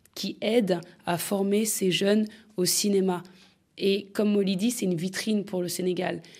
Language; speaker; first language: French; native; French